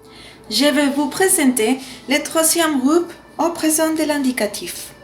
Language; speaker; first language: French; non-native, learner; Spanish